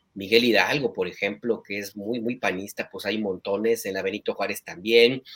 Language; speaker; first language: Spanish; native; Spanish